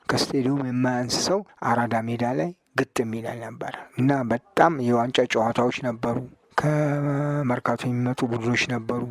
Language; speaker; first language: Amharic; native; Amharic